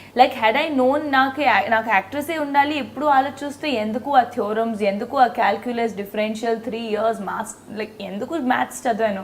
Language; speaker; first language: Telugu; non-native, local second language; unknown